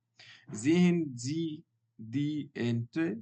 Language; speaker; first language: German; non-native, learner; Baluchi